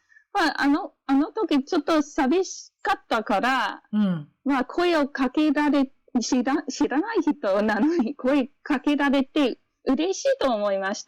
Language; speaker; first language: Japanese; non-native, fluent; English